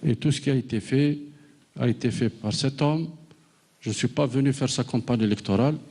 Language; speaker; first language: French; non-native, local second language; Arabic